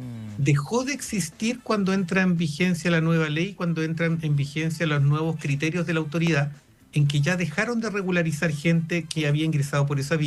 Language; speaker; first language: Spanish; native; Spanish